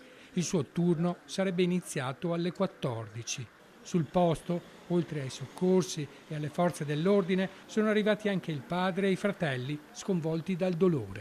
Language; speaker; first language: Italian; native; Italian